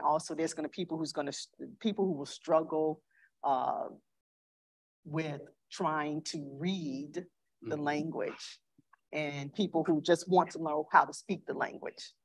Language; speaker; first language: English; native; English